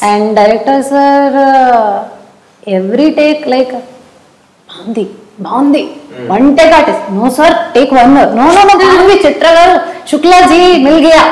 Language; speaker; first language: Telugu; non-native, learner; Hindi